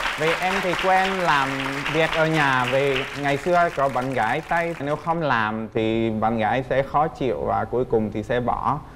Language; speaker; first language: Vietnamese; non-native, fluent; Czech